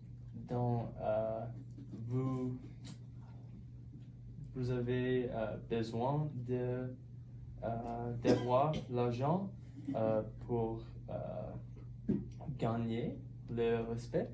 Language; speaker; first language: French; non-native, learner; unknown